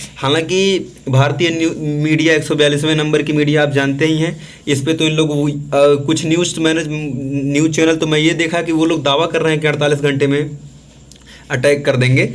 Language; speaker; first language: Hindi; native; Hindi